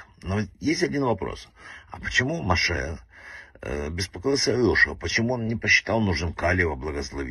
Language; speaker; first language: Russian; native; Russian